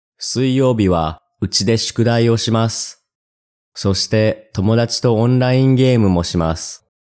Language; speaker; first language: Japanese; non-native, learner; English